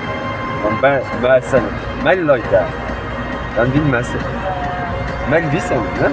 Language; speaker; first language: German; non-native, learner; Polish